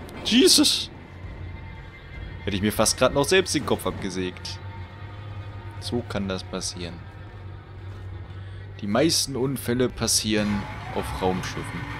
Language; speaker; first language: German; native; German